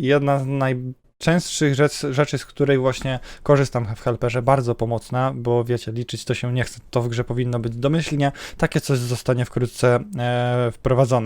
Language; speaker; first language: Polish; native; Polish